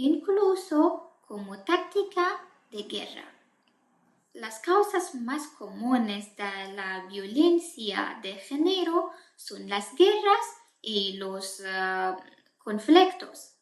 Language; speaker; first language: Spanish; non-native, fluent; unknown